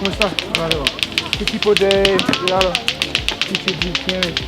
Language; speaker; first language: Spanish; non-native, learner; English